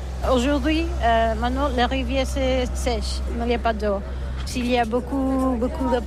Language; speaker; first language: French; non-native, learner; Catalan